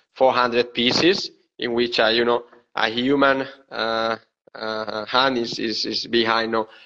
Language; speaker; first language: English; non-native, fluent; Spanish